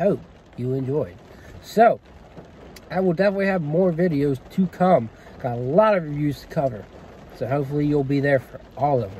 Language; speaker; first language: English; native; English